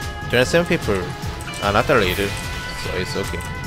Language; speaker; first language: English; non-native, fluent; Korean